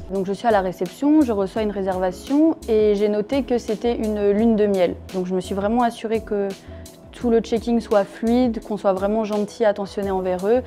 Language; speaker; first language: French; native; French